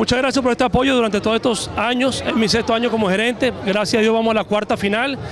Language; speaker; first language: Spanish; native; Spanish